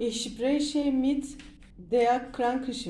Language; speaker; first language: German; non-native, learner; Turkish